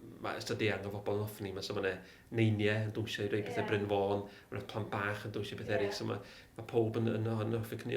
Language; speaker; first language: Welsh; native; Welsh